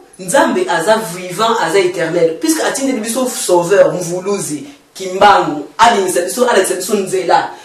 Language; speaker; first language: Lingala; non-native, local second language; Kongo